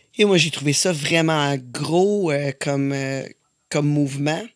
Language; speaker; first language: French; native; French